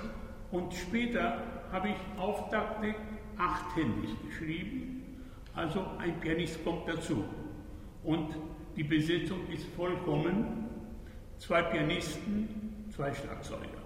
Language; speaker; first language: German; non-native, fluent; Hungarian